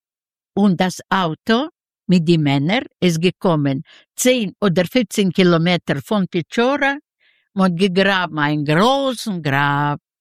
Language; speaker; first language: German; non-native, learner; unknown